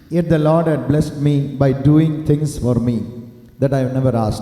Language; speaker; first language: English; non-native, local second language; Tamil